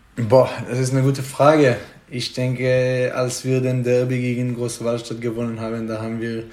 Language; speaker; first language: German; non-native, fluent; Hebrew